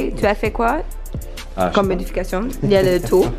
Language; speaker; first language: French; non-native, learner; English